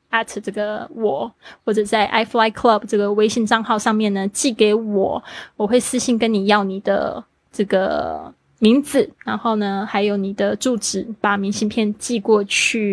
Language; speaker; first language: Chinese; native; Chinese